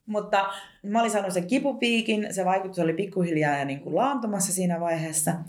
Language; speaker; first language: Finnish; early bilingual, other home language; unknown